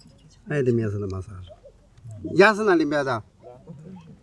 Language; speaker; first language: Russian; non-native, learner; Chinese